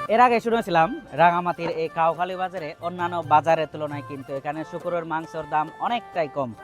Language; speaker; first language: Bangla; non-native, local second language; Chakma